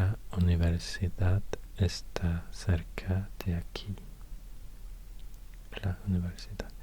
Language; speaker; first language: Spanish; non-native, learner; Swedish